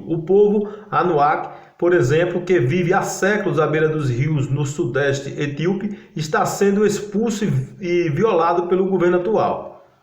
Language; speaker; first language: Portuguese; native; Portuguese